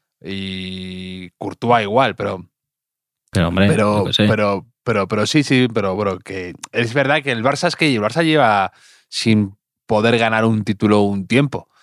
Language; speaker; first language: Spanish; native; Spanish